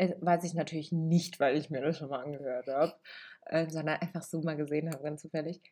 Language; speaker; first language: German; early bilingual, other home language; Italian